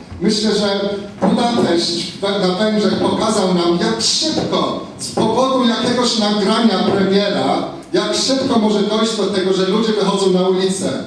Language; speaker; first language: Polish; non-native, fluent; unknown